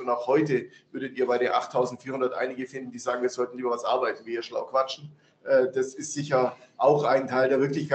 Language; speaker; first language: German; native; German